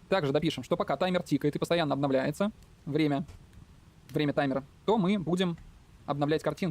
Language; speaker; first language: Russian; native; Russian